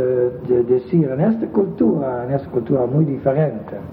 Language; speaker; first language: Spanish; non-native, fluent; Dutch